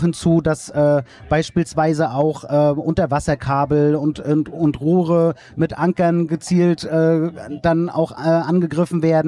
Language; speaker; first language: German; native; German